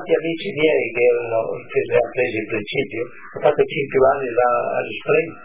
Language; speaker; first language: Italian; non-native, local second language; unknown